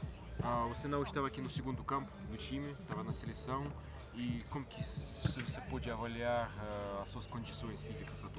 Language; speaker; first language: Portuguese; non-native, fluent; Russian